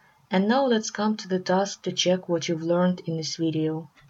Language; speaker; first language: English; non-native, fluent; Russian